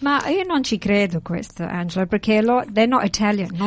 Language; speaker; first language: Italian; early bilingual, heritage; Italian